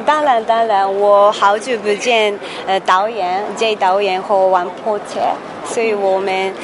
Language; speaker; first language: Chinese; non-native, learner; Japanese